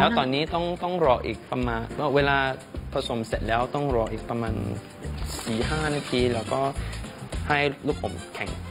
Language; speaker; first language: Thai; non-native, fluent; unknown